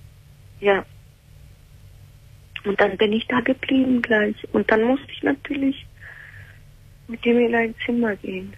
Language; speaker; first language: German; early bilingual, other home language; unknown